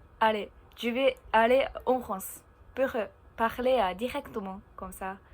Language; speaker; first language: French; non-native, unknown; Japanese